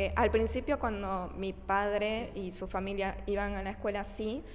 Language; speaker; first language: Spanish; early bilingual, other home language; Japanese